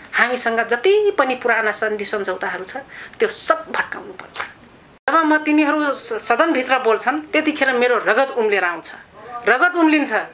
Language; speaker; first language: Nepali; non-native, local second language; Rana Tharu